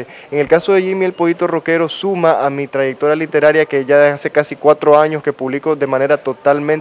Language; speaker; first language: Spanish; native; Spanish